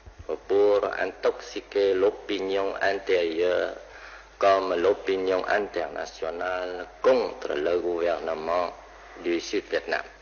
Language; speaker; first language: French; non-native, local second language; Vietnamese